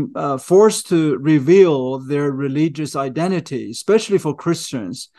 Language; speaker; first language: English; non-native, fluent; Chinese